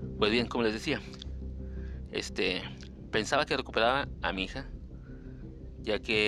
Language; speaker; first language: Spanish; native; Spanish